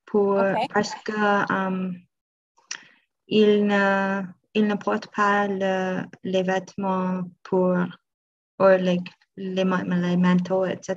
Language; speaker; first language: French; non-native, learner; English